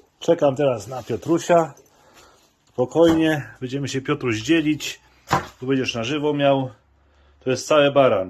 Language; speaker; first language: Polish; native; Polish